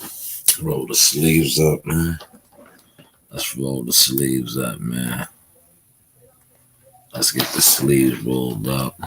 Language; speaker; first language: English; native; English